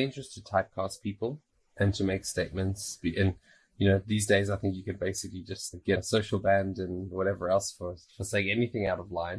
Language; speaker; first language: English; native; English